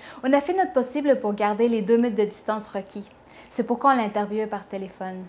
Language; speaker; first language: French; native; French